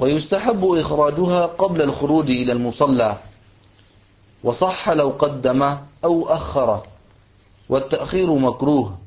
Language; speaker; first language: Arabic; native; Arabic